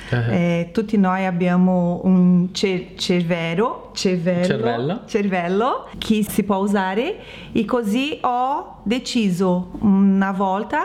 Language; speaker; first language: Italian; non-native, learner; Portuguese